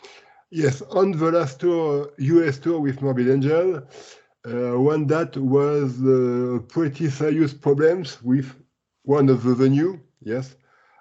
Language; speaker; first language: English; non-native, learner; French